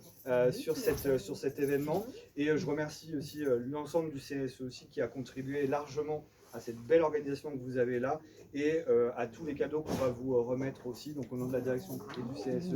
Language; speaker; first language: French; native; French